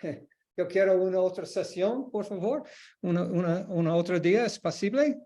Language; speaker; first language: Spanish; non-native, learner; English